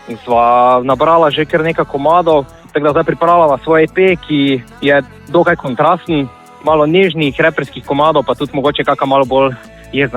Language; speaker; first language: Slovenian; native; Slovenian